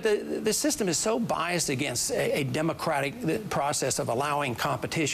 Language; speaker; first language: English; native; English